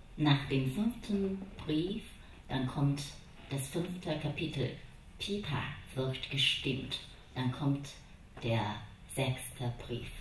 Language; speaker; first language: German; non-native, fluent; Chinese